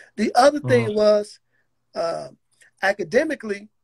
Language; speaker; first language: English; native; English